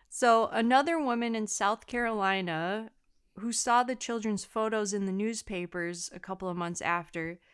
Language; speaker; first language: English; native; English